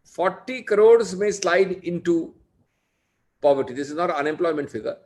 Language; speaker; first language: English; non-native, local second language; Hindi